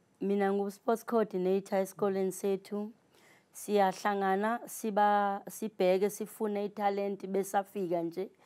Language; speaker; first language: Zulu; native; Zulu